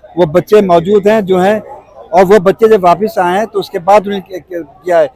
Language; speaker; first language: Urdu; native; Urdu